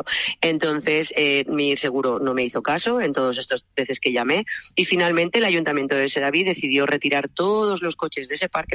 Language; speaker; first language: Spanish; native; Spanish